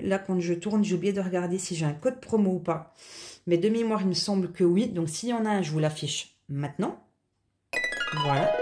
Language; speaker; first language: French; native; French